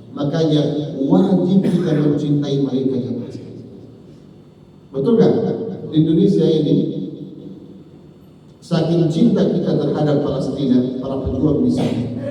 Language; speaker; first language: Indonesian; non-native, learner; Arabic